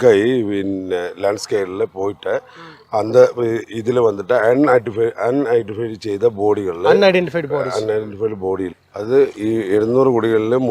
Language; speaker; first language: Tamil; non-native, local second language; Malayalam